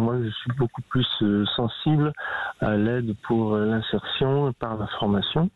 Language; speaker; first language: French; native; French